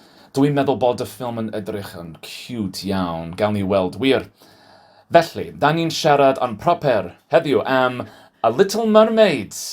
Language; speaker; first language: Welsh; non-native, learner; English